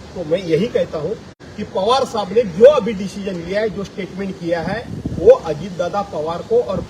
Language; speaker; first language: Hindi; non-native, local second language; Marathi